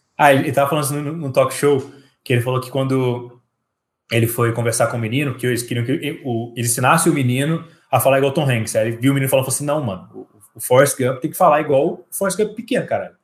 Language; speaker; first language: Portuguese; native; Portuguese